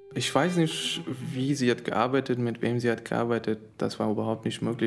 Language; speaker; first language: German; non-native, fluent; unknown